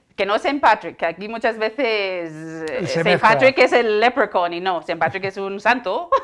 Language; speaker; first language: Spanish; non-native, fluent; English